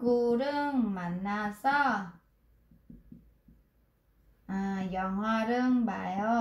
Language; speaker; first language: Korean; non-native, fluent; Vietnamese